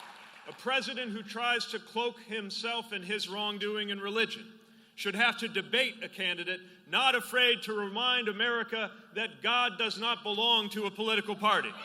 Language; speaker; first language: English; native; English